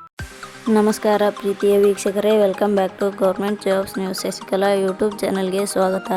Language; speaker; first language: Kannada; native; Kannada